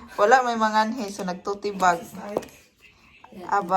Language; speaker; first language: Filipino; non-native, local second language; Cebuano